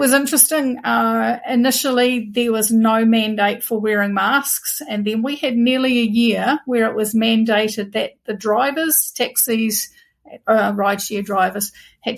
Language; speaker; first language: English; native; English